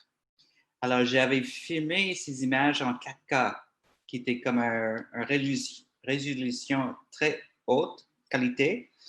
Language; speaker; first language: French; non-native, local second language; English